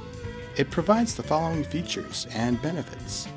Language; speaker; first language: English; native; English